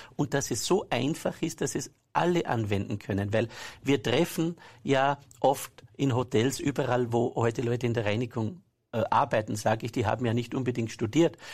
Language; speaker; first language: German; native; German